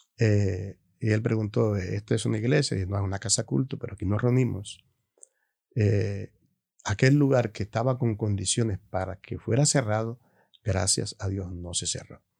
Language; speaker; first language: Spanish; native; Spanish